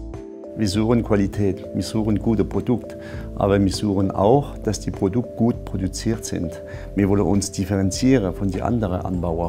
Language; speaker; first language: German; non-native, fluent; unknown